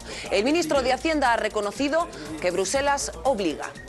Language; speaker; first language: Spanish; native; Spanish